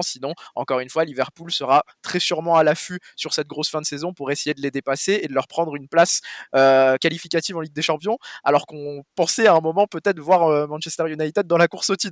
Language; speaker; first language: French; native; French